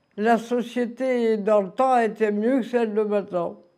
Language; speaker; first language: French; native; French